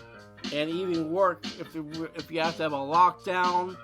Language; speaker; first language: English; native; English